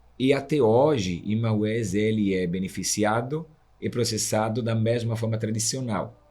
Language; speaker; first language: Portuguese; non-native, fluent; Italian